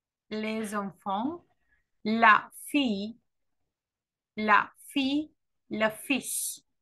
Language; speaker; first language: French; non-native, fluent; Sinhala